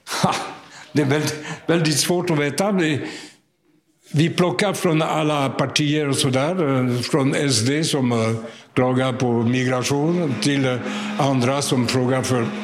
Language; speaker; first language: Swedish; non-native, fluent; French